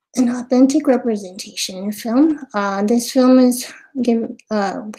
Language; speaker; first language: English; native; English